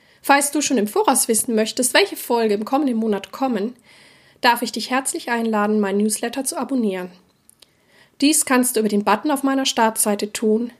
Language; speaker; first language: German; native; German